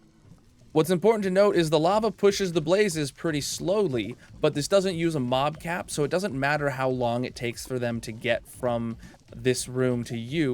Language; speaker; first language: English; native; English